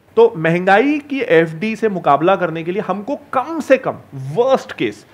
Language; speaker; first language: Hindi; native; Hindi